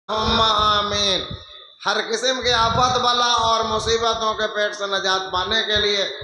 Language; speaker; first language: Urdu; non-native, local second language; Bangla